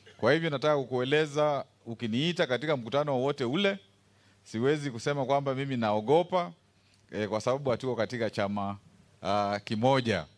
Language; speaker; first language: Swahili; non-native, local second language; Kamba